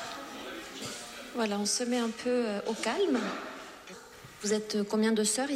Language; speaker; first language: French; native; French